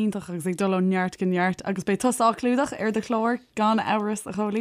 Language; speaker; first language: Irish; native; Irish